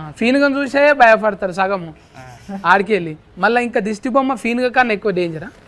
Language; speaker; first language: Telugu; native; Telugu